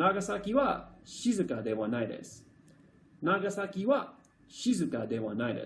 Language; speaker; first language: Japanese; non-native, fluent; English